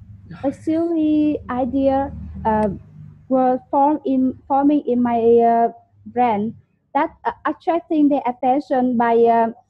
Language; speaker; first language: English; non-native, learner; Vietnamese